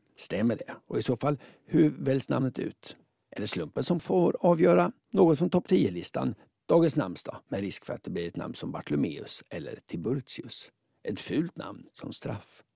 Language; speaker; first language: Swedish; native; Swedish